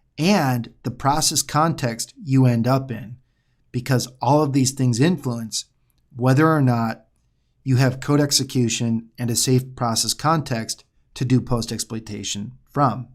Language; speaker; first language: English; native; English